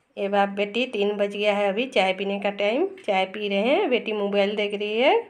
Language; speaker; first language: Hindi; non-native, local second language; Bangla